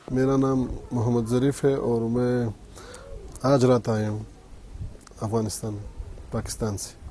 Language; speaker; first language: Hindi; non-native, fluent; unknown